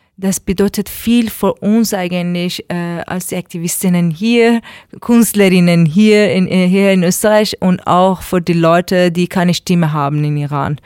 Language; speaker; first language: German; non-native, learner; Persian